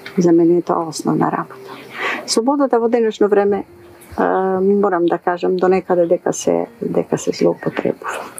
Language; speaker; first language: Macedonian; early bilingual, heritage; Macedonian